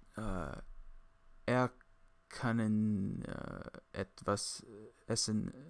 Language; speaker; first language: German; non-native, learner; English